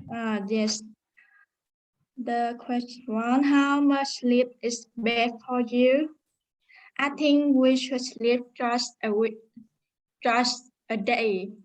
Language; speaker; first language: English; non-native, learner; Vietnamese